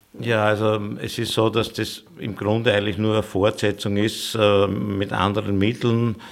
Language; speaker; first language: German; native; German